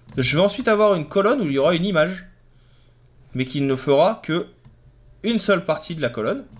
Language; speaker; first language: French; native; French